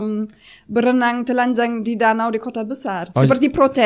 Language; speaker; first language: Indonesian; non-native, fluent; German